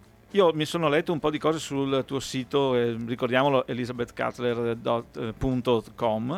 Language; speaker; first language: Italian; native; Italian